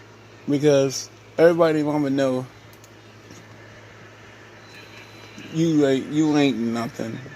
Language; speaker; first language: English; native; English